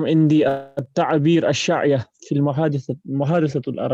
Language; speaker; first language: Arabic; non-native, learner; Urdu